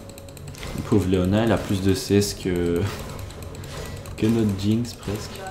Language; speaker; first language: French; native; French